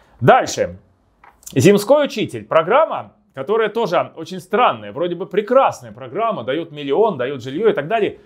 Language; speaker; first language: Russian; native; Russian